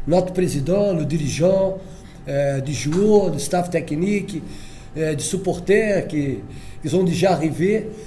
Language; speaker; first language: French; non-native, fluent; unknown